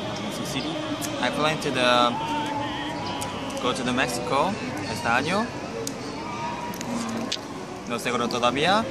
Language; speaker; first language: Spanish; non-native, learner; Korean